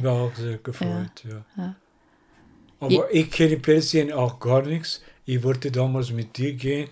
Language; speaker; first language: German; non-native, learner; Persian